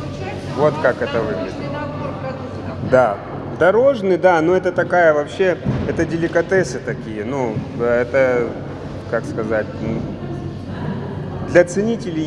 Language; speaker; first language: Russian; non-native, local second language; Adyghe